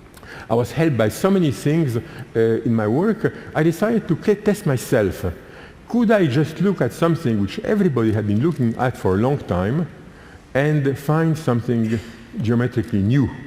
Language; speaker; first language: English; non-native, fluent; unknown